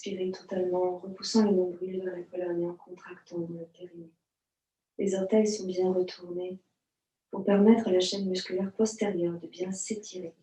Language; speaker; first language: French; native; French